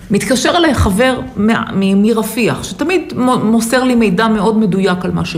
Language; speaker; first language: Hebrew; native; Hebrew